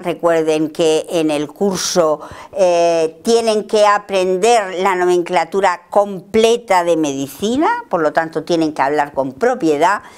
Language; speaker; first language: Spanish; native; Spanish